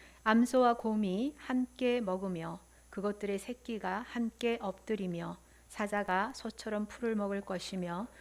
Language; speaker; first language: Korean; native; Korean